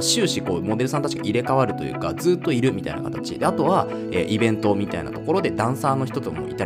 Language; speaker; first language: Japanese; native; Japanese